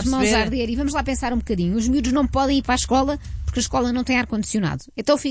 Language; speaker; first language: Portuguese; native; Portuguese